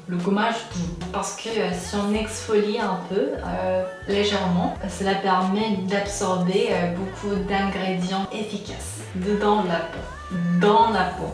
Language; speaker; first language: French; non-native, fluent; Korean